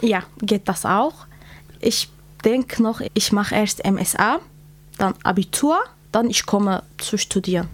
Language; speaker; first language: German; non-native, learner; Kurdish